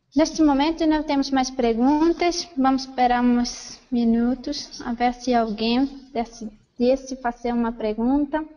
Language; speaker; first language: Portuguese; non-native, fluent; Spanish